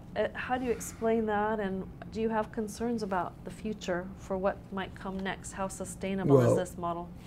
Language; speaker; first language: English; native; English